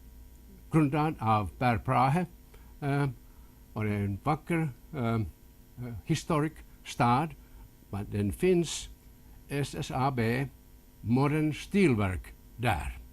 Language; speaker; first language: Swedish; non-native, local second language; Finnish